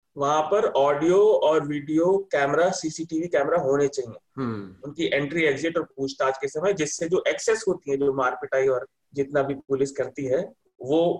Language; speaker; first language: Hindi; native; Hindi